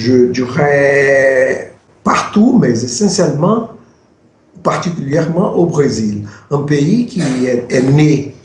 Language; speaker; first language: French; non-native, fluent; Portuguese